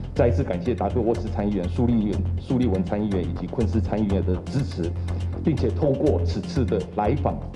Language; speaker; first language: Chinese; native; Chinese